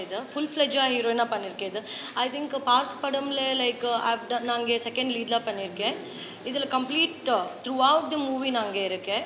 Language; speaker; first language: Tamil; non-native, learner; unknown